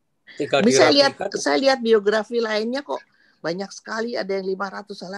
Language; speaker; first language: Indonesian; native; Indonesian